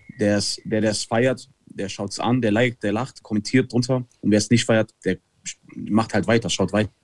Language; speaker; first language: German; early bilingual, other home language; Italian